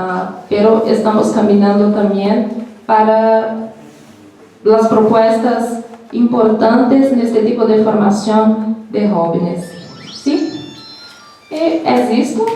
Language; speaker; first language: Spanish; non-native, learner; Portuguese